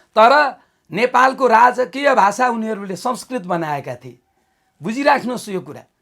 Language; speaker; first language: Nepali; native; Nepali